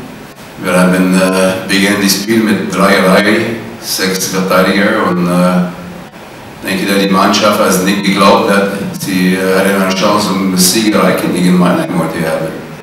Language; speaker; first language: German; non-native, learner; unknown